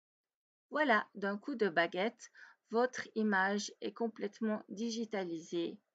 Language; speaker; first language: French; native; French